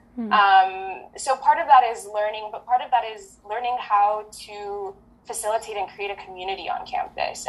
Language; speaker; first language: English; early bilingual, other home language; French